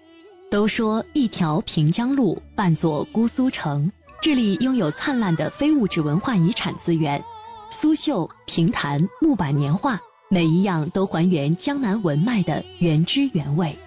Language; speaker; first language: Chinese; native; Chinese